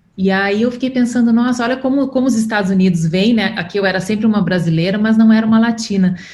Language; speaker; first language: Portuguese; native; Portuguese